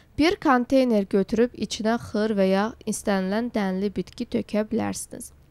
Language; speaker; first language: Azerbaijani; non-native, local second language; Georgian